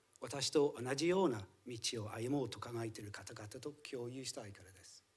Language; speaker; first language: Japanese; non-native, fluent; English